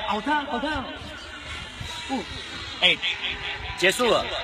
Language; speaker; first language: Chinese; native; Chinese